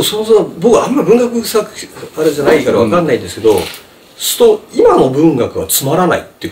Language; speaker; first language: Japanese; native; Japanese